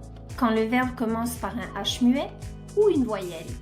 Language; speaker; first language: French; non-native, fluent; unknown